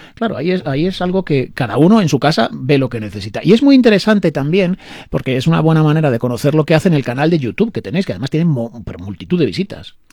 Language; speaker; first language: Spanish; native; Spanish